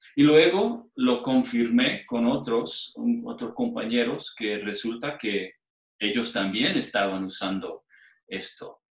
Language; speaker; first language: Spanish; non-native, fluent; English